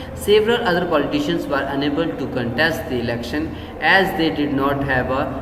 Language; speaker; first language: English; non-native, local second language; Urdu